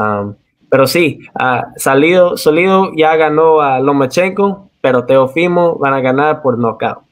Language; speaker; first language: Spanish; early bilingual, heritage; Spanish